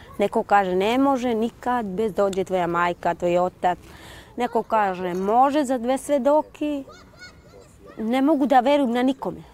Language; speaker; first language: Serbian; non-native, local second language; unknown